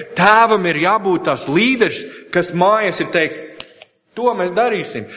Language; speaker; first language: Latvian; non-native, fluent; English